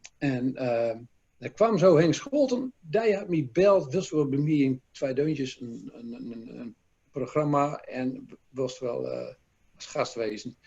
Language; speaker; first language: Dutch; native; Dutch